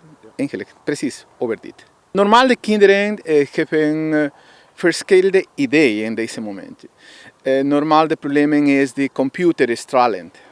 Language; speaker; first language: Dutch; non-native, learner; Spanish